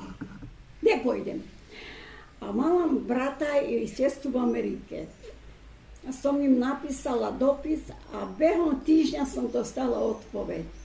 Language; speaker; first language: Slovak; non-native, learner; Ukrainian